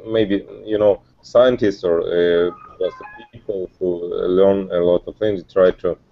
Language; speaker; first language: English; non-native, learner; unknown